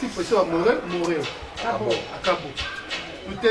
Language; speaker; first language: Portuguese; non-native, learner; Lingala